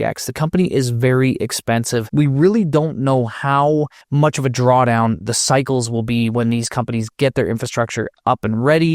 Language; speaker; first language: English; native; English